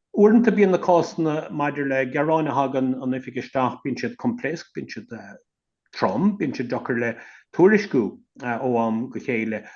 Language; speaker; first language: Irish; native; Irish